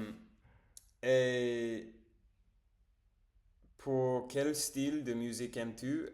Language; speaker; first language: French; non-native, learner; Spanish